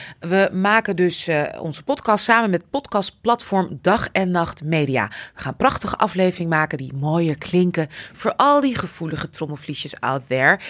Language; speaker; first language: Dutch; native; Dutch